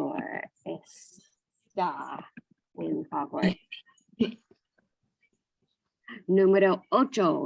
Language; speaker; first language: Spanish; non-native, fluent; English